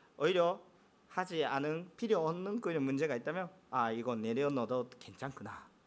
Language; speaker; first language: Korean; non-native, fluent; Japanese